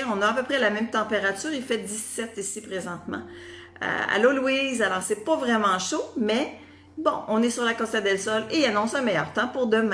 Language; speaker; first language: French; native; French